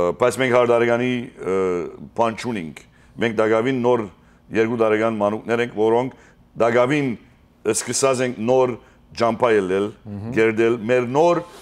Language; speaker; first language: Armenian; early bilingual, heritage; Armenian